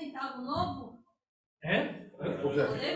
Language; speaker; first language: Portuguese; non-native, learner; Korean